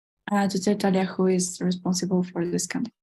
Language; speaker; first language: English; non-native, learner; Spanish